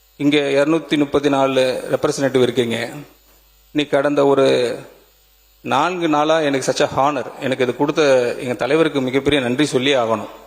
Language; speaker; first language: Tamil; native; Tamil